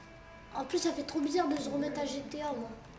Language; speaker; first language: French; native; French